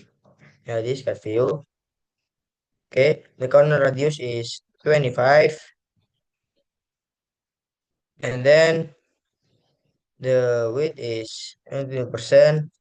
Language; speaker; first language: English; non-native, learner; Indonesian